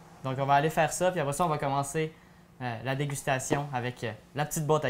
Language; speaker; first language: French; native; French